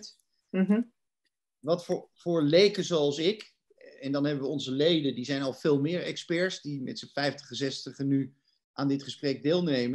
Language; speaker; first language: Dutch; native; Dutch